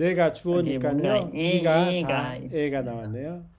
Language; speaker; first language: Korean; non-native, fluent; Nepali